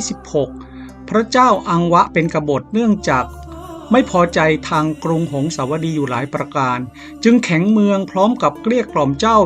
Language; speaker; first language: Thai; native; Thai